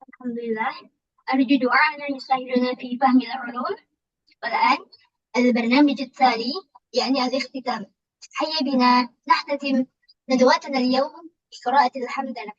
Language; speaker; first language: Arabic; non-native, learner; Indonesian